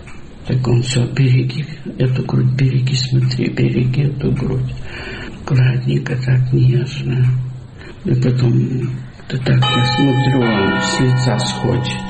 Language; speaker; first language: Russian; native; Russian